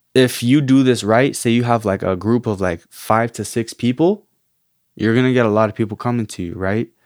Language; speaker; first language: English; native; English